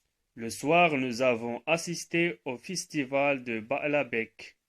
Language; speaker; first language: French; non-native, local second language; Arabic